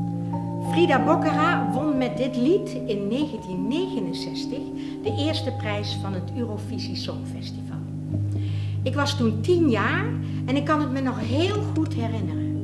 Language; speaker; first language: Dutch; native; Dutch